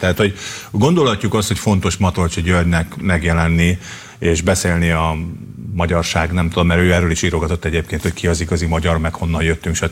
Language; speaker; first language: Hungarian; native; Hungarian